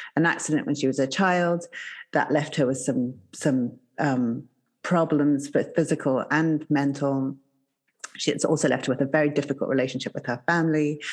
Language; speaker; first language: English; native; English